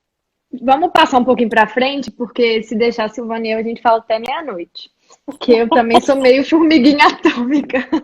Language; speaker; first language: Portuguese; native; Portuguese